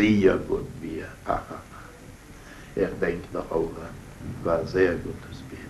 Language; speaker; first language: German; non-native, learner; Polish